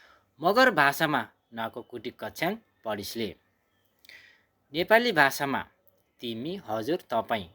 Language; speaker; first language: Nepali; non-native, local second language; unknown